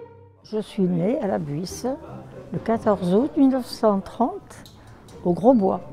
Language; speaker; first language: French; native; French